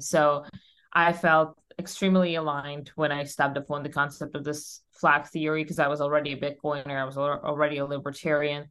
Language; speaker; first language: English; non-native, fluent; Russian